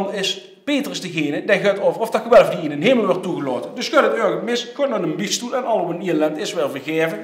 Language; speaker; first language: Dutch; native; Dutch